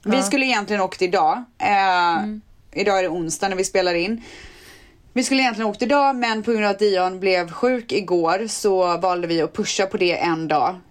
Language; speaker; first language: Swedish; native; Swedish